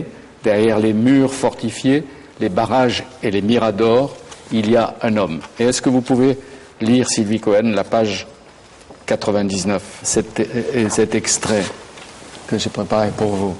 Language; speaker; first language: French; native; French